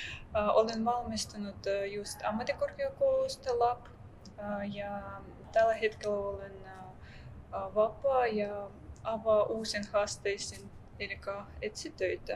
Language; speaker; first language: Finnish; non-native, learner; Russian